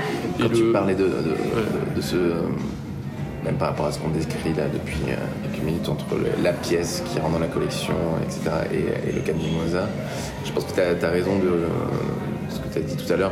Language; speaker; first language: French; native; French